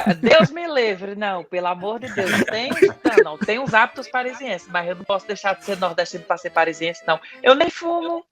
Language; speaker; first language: Portuguese; native; Portuguese